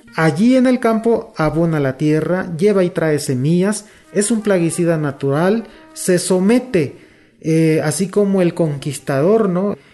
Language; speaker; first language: Spanish; non-native, local second language; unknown